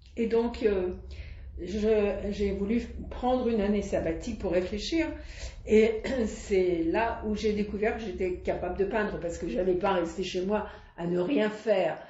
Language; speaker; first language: French; native; French